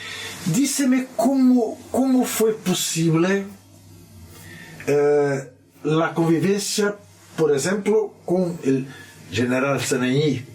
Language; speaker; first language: Spanish; non-native, learner; Portuguese